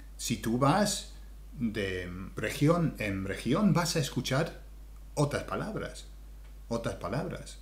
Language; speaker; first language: Spanish; non-native, fluent; English